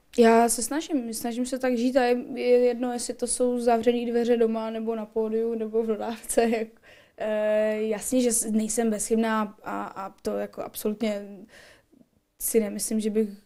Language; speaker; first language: Czech; non-native, local second language; Polish